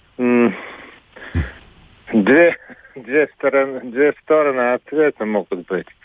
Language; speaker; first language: Russian; non-native, local second language; Latvian